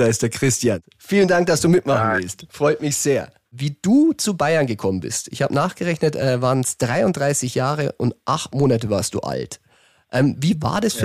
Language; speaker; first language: German; native; German